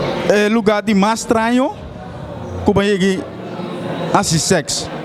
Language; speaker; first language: Portuguese; non-native, learner; Dutch